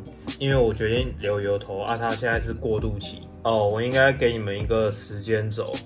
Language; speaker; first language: Chinese; native; Chinese